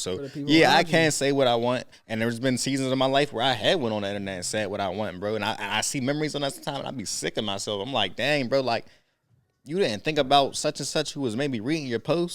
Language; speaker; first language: English; native; English